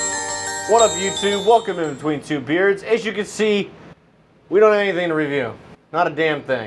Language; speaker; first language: English; native; English